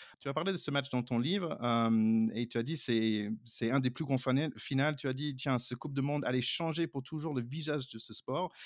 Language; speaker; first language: French; non-native, fluent; English